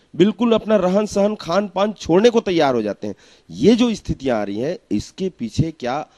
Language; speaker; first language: Hindi; native; Hindi